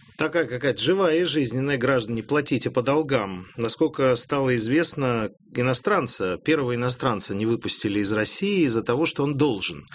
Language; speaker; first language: Russian; native; Russian